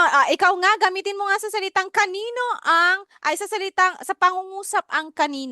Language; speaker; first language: Filipino; native; Filipino